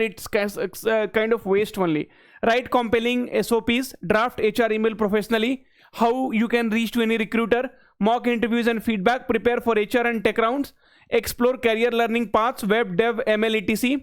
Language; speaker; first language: English; non-native, local second language; Hindi